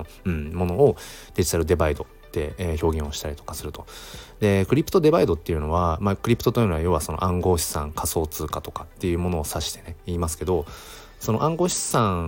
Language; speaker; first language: Japanese; native; Japanese